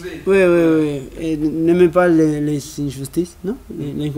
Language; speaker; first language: French; non-native, learner; Spanish